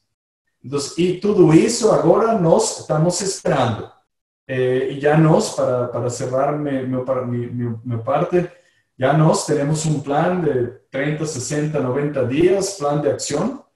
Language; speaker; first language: Portuguese; non-native, fluent; Spanish